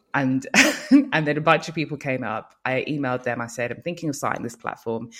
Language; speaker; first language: English; early bilingual, other home language; Yoruba